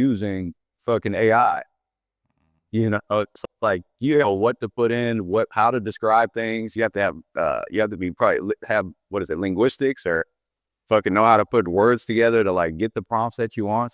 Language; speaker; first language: English; native; English